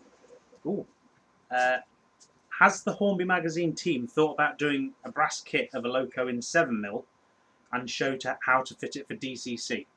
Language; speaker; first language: English; native; English